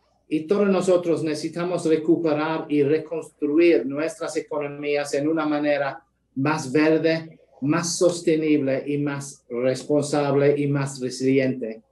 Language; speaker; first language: Spanish; non-native, fluent; English